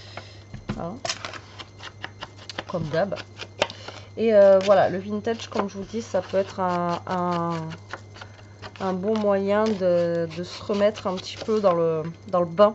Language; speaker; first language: French; native; French